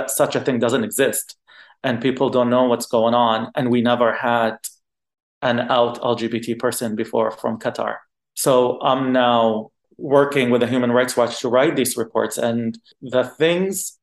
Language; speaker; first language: English; non-native, fluent; Arabic